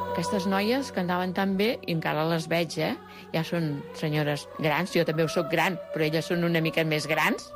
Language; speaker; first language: Catalan; early bilingual, other home language; Spanish